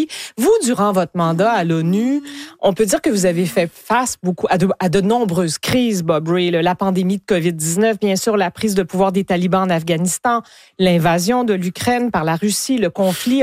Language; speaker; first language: French; native; French